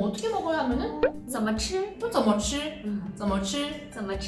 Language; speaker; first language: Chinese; non-native, fluent; Korean